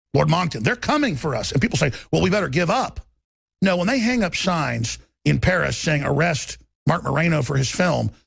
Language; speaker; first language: English; native; English